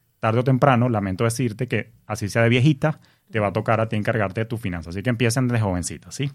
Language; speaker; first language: Spanish; native; Spanish